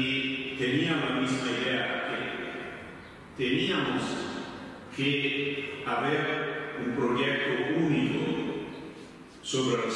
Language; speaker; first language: Spanish; non-native, fluent; Italian